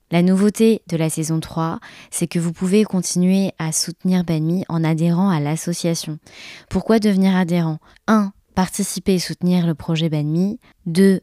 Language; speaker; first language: French; native; French